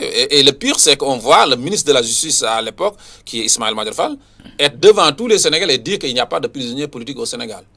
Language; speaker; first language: French; non-native, local second language; Wolof